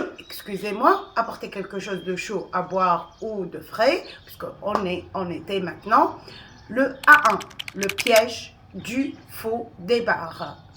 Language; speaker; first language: French; non-native, local second language; Arabic